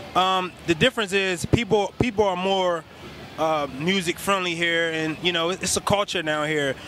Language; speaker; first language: English; native; English